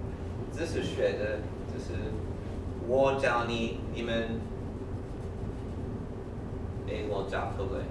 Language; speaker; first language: Chinese; non-native, fluent; English